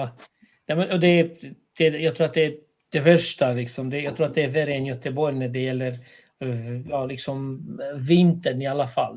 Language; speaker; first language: Swedish; non-native, fluent; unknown